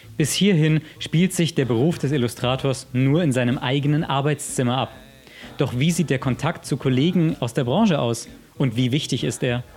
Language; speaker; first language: German; native; German